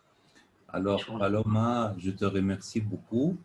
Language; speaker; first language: French; non-native, fluent; Arabic